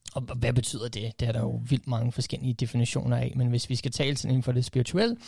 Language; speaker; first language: Danish; early bilingual, other home language; English